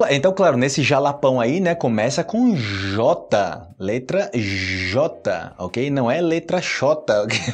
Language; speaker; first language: Portuguese; native; Portuguese